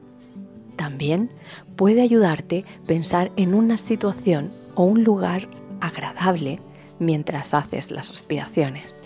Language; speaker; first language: Spanish; native; Spanish